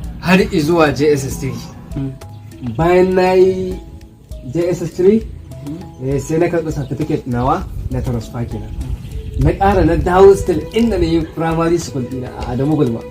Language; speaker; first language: Hausa; native; Hausa